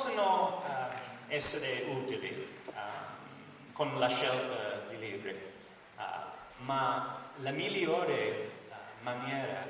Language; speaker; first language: Italian; non-native, learner; English